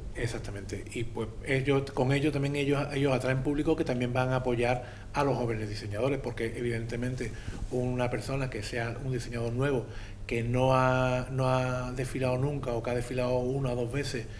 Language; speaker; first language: Spanish; native; Spanish